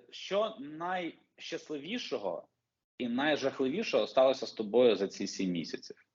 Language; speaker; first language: Ukrainian; native; Ukrainian